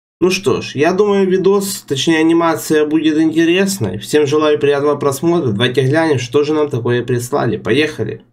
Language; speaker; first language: Russian; native; Russian